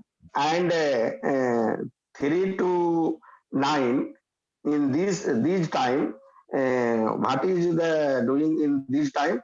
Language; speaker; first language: English; non-native, learner; Hindi